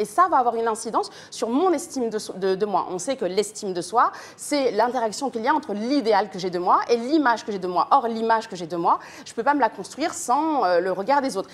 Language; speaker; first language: French; native; French